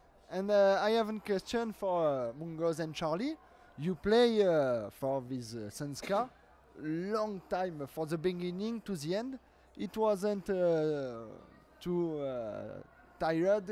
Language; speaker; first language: English; non-native, learner; French